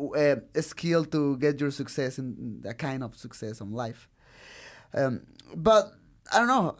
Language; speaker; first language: English; non-native, learner; Spanish